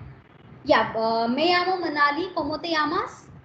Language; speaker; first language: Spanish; non-native, fluent; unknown